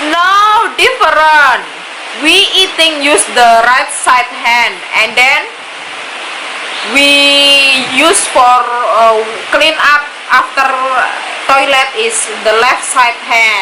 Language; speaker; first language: English; non-native, learner; Indonesian